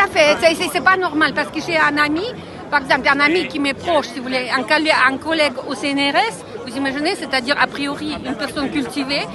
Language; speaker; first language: French; non-native, fluent; Russian